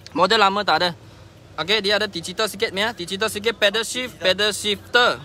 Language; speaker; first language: Malay; non-native, local second language; Chinese